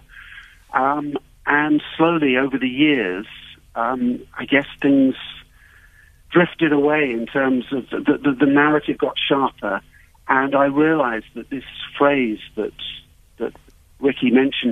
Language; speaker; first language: English; native; English